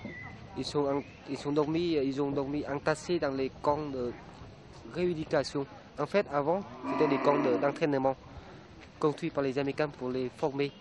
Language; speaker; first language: French; non-native, fluent; Vietnamese